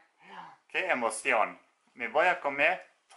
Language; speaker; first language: Spanish; non-native, learner; Norwegian